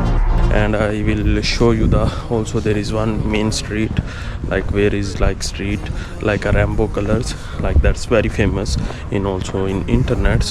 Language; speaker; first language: English; non-native, learner; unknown